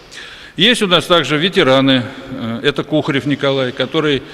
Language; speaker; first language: Russian; native; Russian